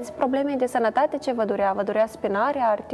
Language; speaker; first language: Romanian; native; Romanian